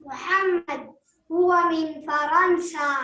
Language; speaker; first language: Arabic; non-native, learner; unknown